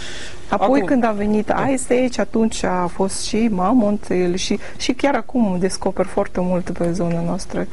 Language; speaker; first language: Romanian; non-native, learner; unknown